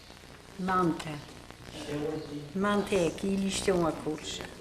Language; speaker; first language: Portuguese; native; Portuguese